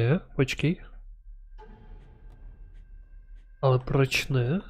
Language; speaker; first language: Czech; non-native, learner; Ukrainian